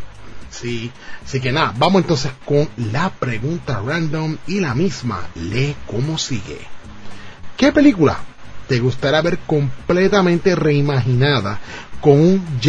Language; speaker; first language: Spanish; native; Spanish